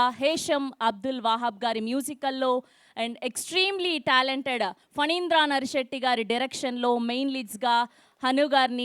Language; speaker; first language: Telugu; native; Telugu